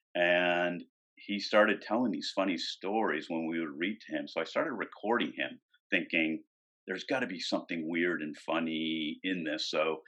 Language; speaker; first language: English; native; English